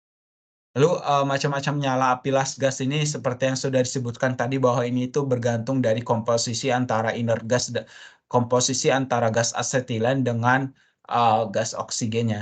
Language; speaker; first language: Indonesian; native; Indonesian